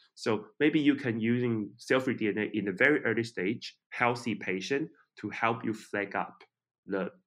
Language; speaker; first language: English; non-native, fluent; Chinese